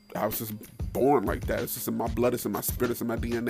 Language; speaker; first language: English; native; English